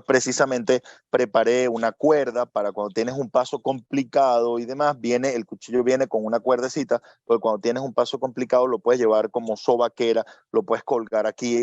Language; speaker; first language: Spanish; native; Spanish